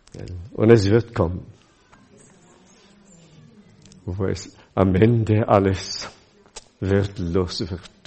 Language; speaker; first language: German; non-native, fluent; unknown